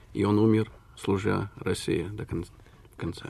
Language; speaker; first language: Russian; early bilingual, heritage; Russian